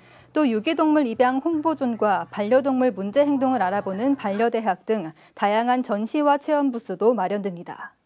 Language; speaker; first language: Korean; native; Korean